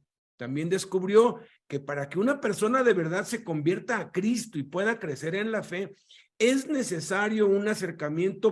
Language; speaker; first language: Spanish; native; Spanish